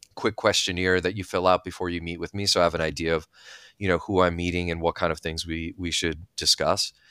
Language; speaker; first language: English; early bilingual, other home language; Bulgarian